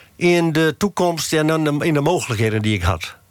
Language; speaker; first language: Dutch; native; Dutch